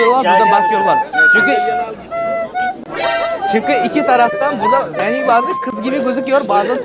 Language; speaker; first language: Turkish; non-native, learner; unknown